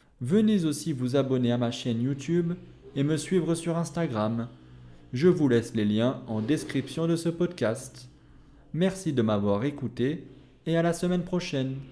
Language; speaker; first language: French; native; French